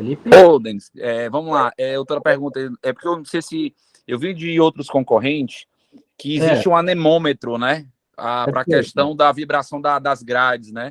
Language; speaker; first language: Portuguese; native; Portuguese